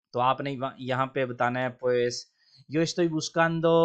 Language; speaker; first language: Spanish; non-native, fluent; Urdu